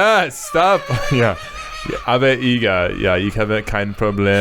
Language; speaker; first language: German; non-native, learner; English